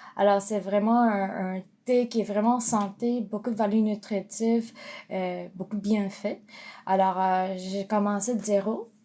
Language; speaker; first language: French; non-native, fluent; Japanese